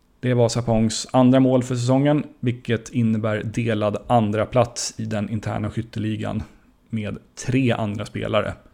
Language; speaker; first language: Swedish; native; Swedish